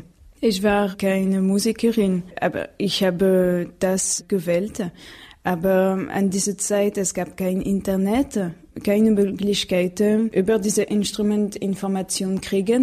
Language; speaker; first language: German; non-native, learner; French